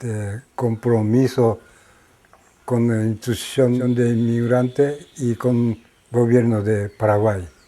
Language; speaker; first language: Spanish; non-native, learner; Japanese